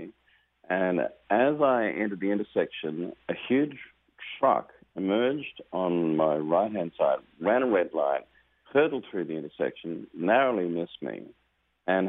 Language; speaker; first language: English; native; English